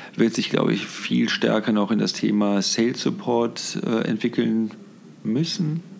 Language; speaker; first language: German; native; German